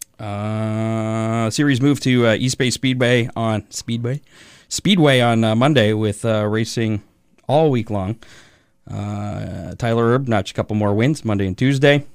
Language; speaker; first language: English; native; English